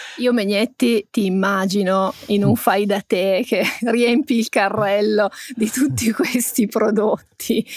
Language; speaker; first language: Italian; native; Italian